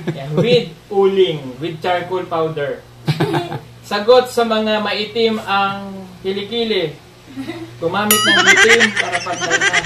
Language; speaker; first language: Filipino; native; Filipino